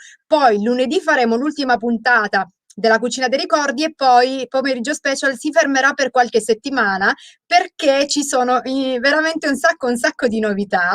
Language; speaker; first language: Italian; native; Italian